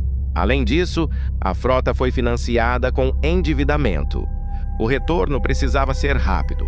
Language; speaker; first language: Portuguese; native; Portuguese